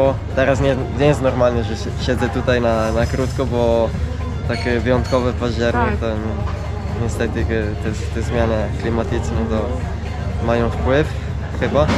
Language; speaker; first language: Polish; non-native, fluent; Italian